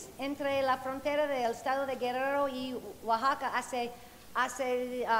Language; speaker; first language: Spanish; non-native, fluent; English